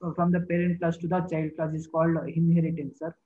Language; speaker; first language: English; non-native, local second language; Kannada